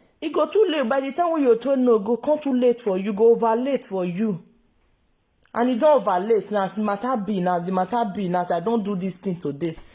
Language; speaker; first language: Nigerian Pidgin; non-native, local second language; Yoruba